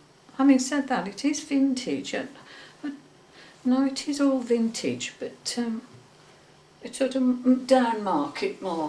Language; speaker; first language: English; native; English